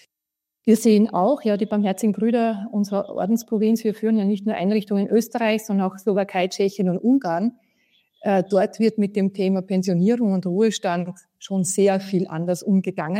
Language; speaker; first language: German; native; German